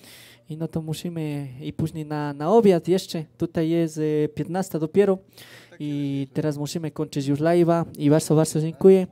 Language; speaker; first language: Polish; non-native, fluent; Spanish